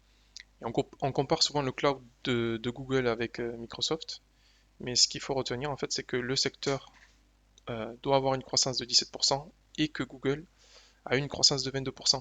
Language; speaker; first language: French; native; French